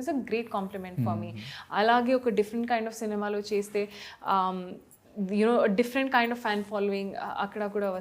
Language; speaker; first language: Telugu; non-native, fluent; Hindi